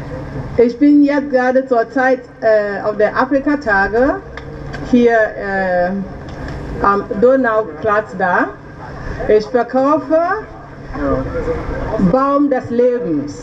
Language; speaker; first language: German; non-native, fluent; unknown